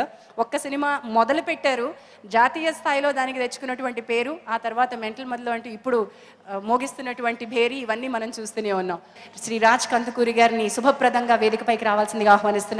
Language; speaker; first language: Telugu; native; Telugu